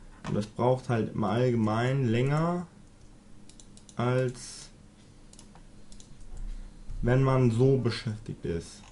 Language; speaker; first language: German; native; German